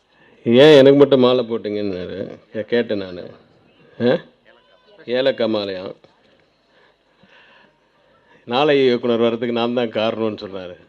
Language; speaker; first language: Tamil; native; Tamil